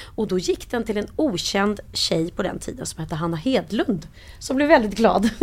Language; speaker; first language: Swedish; native; Swedish